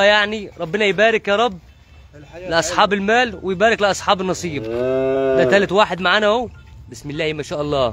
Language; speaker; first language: Arabic; native; Arabic